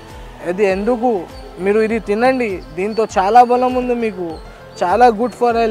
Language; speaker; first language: Telugu; non-native, local second language; Urdu